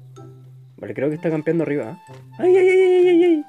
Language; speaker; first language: Spanish; native; Spanish